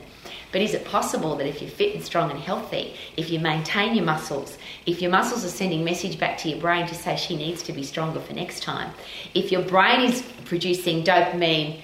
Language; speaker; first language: English; native; English